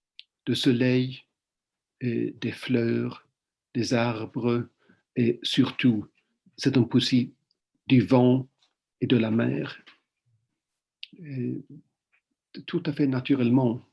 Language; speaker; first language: French; non-native, fluent; Swedish